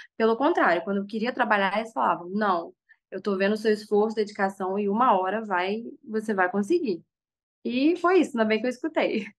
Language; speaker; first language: Portuguese; native; Portuguese